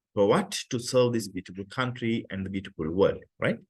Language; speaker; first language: English; non-native, local second language; Sinhala